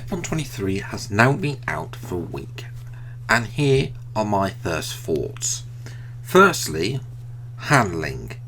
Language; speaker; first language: English; native; English